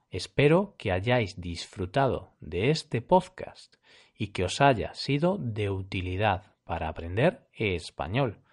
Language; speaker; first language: Spanish; native; Spanish